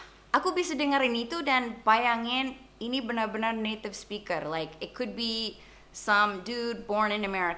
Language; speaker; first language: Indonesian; non-native, fluent; English